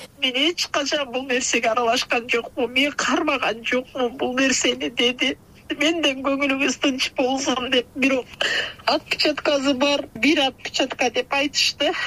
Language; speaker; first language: Kyrgyz; native; Kyrgyz